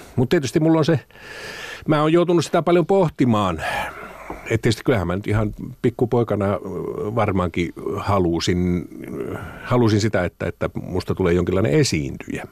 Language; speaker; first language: Finnish; native; Finnish